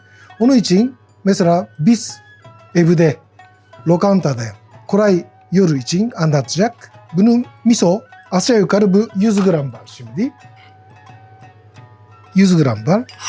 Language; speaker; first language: Turkish; non-native, learner; Japanese